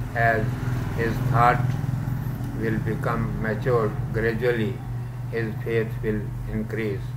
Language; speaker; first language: English; non-native, local second language; Urdu